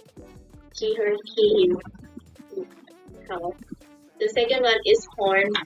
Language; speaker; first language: English; non-native, fluent; Thai